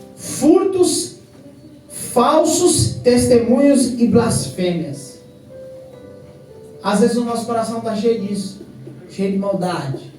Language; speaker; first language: Portuguese; native; Portuguese